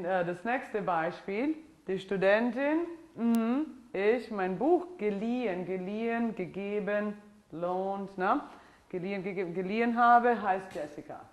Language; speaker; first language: German; non-native, fluent; English